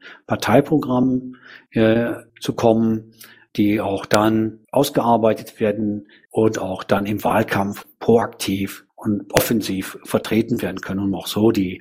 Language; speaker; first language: German; native; German